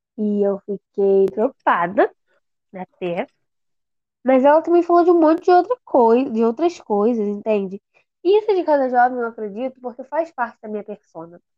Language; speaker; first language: Portuguese; native; Portuguese